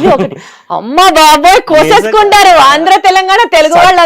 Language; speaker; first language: Telugu; native; Telugu